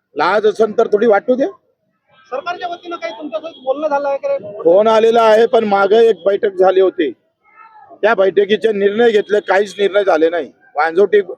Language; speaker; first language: Marathi; native; Marathi